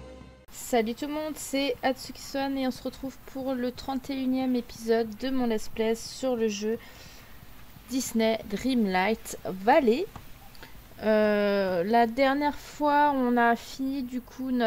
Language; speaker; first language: French; native; French